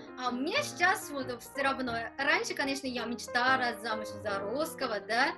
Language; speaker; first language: Russian; non-native, learner; Japanese